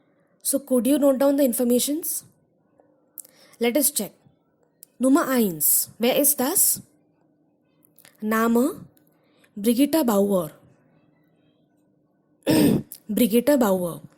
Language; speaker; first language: German; non-native, fluent; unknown